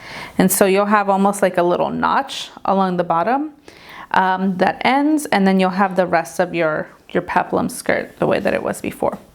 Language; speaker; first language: English; native; English